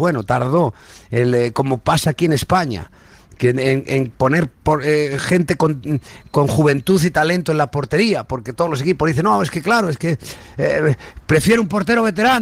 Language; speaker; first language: Spanish; native; Spanish